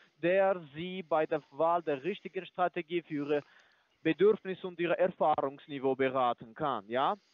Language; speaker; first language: German; non-native, fluent; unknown